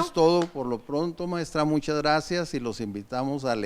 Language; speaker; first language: Spanish; native; Spanish